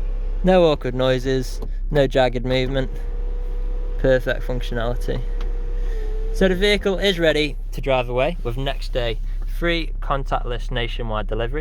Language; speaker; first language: English; native; English